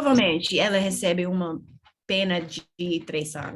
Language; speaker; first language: Portuguese; non-native, learner; English